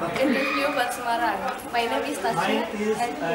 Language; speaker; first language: English; non-native, learner; Indonesian